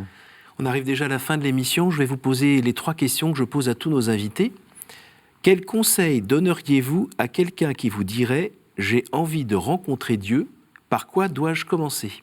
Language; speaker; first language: French; native; French